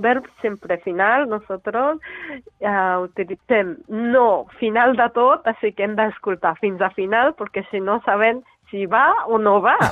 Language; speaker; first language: Catalan; non-native, learner; Japanese